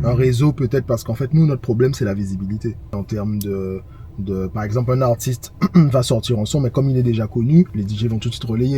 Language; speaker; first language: French; native; French